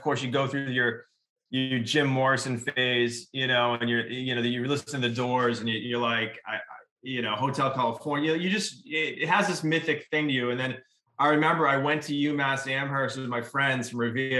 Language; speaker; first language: English; native; English